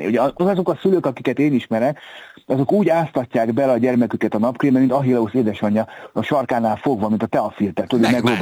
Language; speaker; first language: Hungarian; native; Hungarian